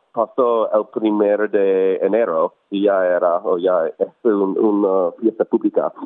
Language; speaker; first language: Spanish; non-native, fluent; English